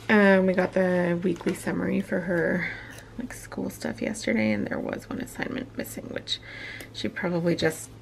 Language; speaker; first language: English; native; English